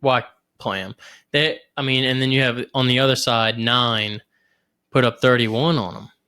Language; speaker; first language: English; native; English